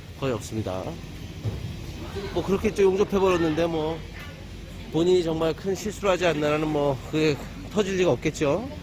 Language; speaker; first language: Korean; native; Korean